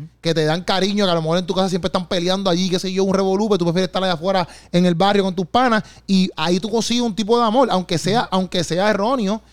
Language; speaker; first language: Spanish; native; Spanish